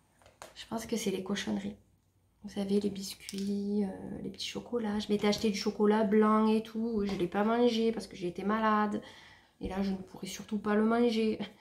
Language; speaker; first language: French; native; French